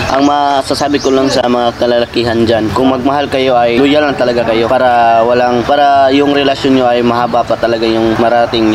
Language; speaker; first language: Filipino; non-native, local second language; Cebuano